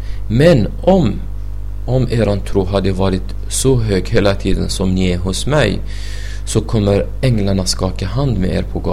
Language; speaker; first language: Swedish; non-native, fluent; Arabic